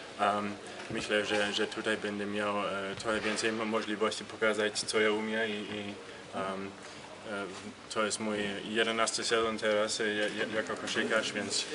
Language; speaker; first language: Polish; early bilingual, heritage; German